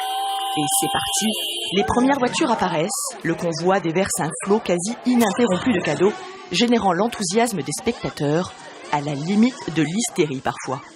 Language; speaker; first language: French; native; French